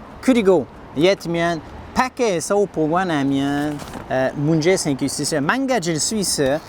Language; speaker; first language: Korean; non-native, learner; English